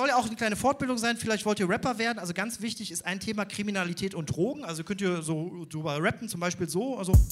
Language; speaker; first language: German; native; German